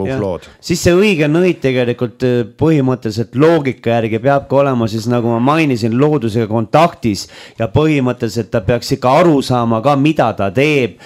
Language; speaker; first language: Estonian; native; Estonian